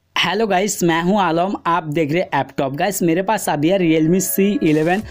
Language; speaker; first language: Hindi; non-native, local second language; Bangla